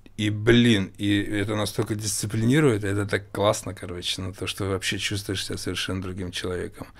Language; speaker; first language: Russian; native; Russian